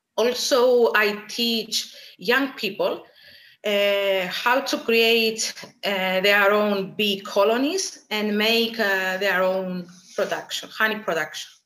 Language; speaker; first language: English; non-native, fluent; Greek